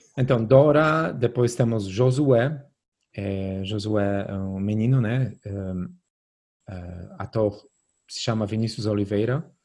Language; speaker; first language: Portuguese; non-native, fluent; Polish